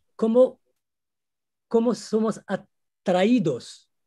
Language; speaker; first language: Spanish; non-native, fluent; Arabic